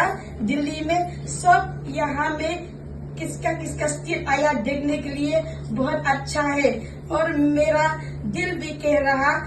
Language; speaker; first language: Hindi; non-native, local second language; Khasi